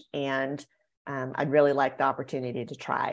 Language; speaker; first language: English; native; English